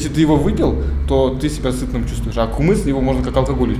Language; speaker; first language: Russian; native; Russian